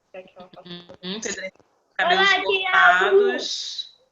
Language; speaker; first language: Portuguese; native; Portuguese